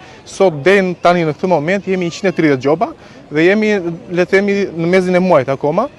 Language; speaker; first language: Albanian; native; Albanian